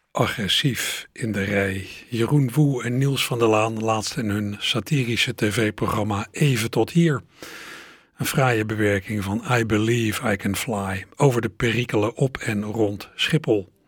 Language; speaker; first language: Dutch; native; Dutch